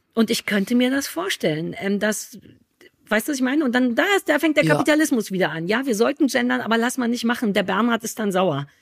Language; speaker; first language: German; native; German